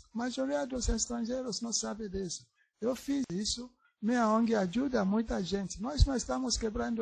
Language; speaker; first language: Portuguese; non-native, learner; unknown